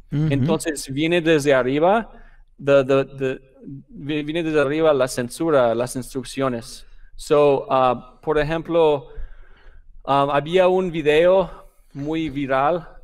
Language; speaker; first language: Spanish; non-native, fluent; English